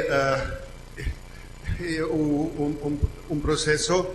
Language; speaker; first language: Portuguese; non-native, learner; German